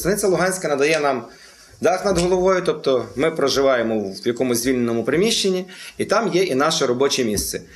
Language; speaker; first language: Ukrainian; native; Ukrainian